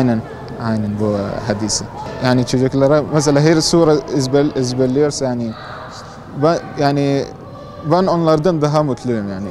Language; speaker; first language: Turkish; non-native, learner; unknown